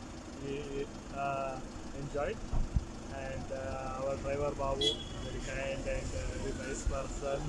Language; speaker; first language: English; non-native, local second language; Kannada